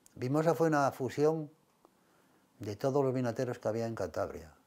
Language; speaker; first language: Spanish; native; Spanish